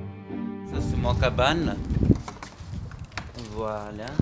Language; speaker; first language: French; non-native, learner; Bulgarian